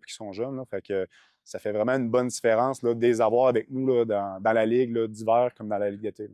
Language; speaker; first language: French; native; French